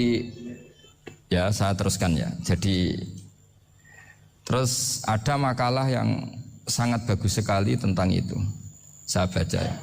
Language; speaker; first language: Indonesian; non-native, local second language; Javanese